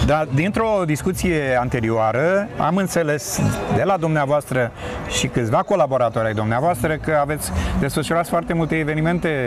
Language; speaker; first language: Romanian; native; Romanian